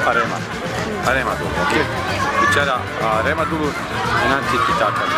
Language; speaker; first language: Indonesian; non-native, learner; Serbian